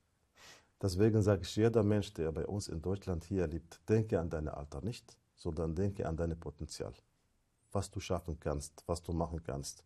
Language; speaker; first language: German; non-native, fluent; Arabic